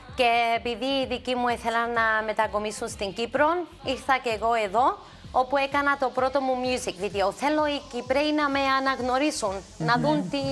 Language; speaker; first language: Greek; early bilingual, heritage; Greek